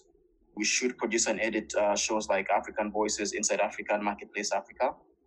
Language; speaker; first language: English; non-native, local second language; Ganda